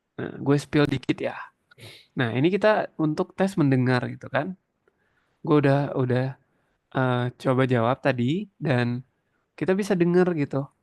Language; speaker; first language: Indonesian; native; Indonesian